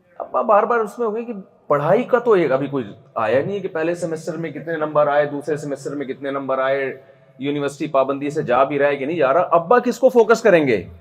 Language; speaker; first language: Urdu; native; Urdu